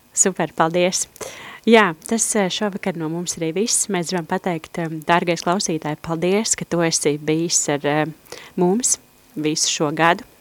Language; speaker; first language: Latvian; native; Latvian